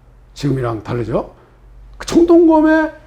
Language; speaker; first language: Korean; native; Korean